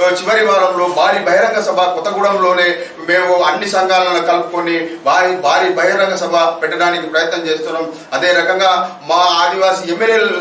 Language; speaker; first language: Telugu; non-native, local second language; Gondi